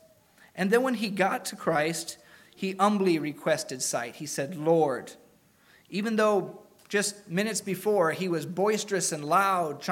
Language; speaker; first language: English; native; English